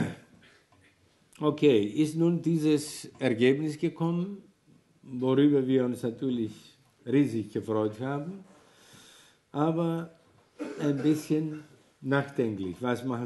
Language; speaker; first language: German; non-native, fluent; Greek